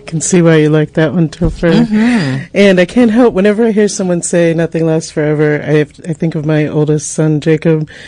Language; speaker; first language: English; native; English